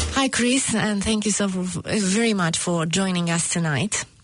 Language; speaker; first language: English; non-native, fluent; Romanian